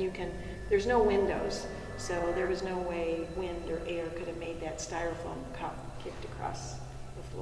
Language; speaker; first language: English; native; English